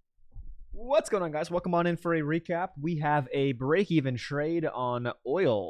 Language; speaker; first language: English; native; English